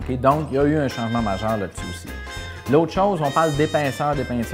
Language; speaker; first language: French; native; French